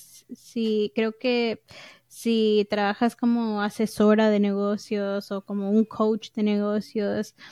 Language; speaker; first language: Spanish; early bilingual, heritage; English